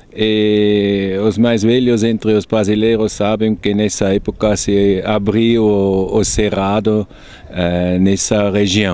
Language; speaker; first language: Portuguese; non-native, fluent; German